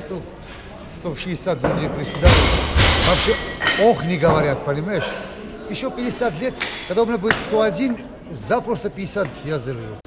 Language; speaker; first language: Russian; non-native, local second language; Armenian